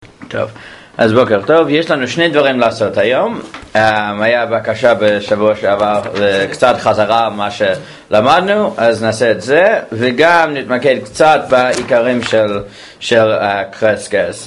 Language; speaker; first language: Hebrew; non-native, fluent; English